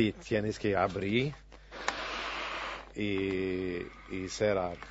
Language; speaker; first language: Spanish; non-native, fluent; English